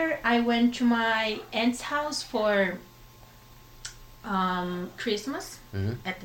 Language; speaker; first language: English; non-native, fluent; Portuguese